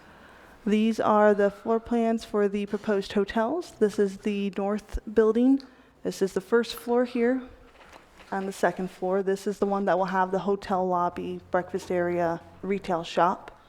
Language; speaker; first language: English; native; English